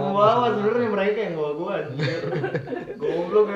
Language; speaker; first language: Malay; native; Malay